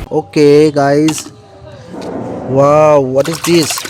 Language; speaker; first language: English; non-native, learner; Indonesian